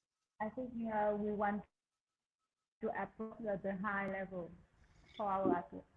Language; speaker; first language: English; non-native, learner; Vietnamese